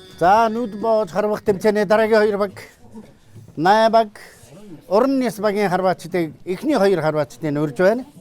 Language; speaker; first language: Mongolian; native; Mongolian